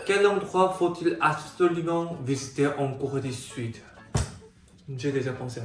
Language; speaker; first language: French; non-native, fluent; Korean